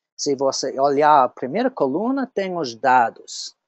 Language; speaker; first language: Portuguese; non-native, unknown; English